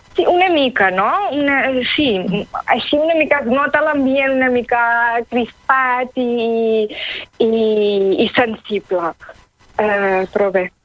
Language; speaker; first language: Catalan; early bilingual, other home language; Arabic